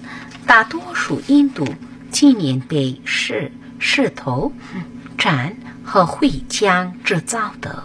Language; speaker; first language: Chinese; non-native, fluent; Hindi